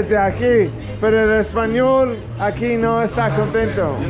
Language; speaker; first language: Spanish; non-native, learner; English